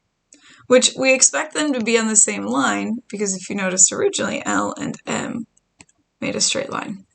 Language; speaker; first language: English; native; English